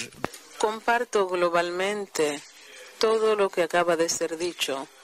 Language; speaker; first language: Spanish; non-native, fluent; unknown